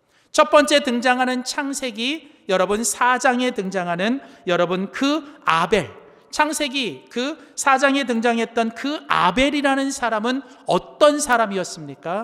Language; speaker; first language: Korean; native; Korean